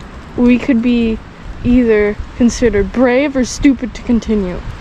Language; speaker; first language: English; native; English